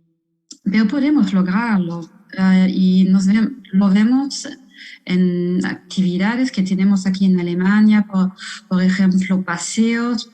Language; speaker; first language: Spanish; non-native, fluent; German